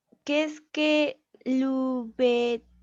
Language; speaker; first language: French; non-native, learner; Spanish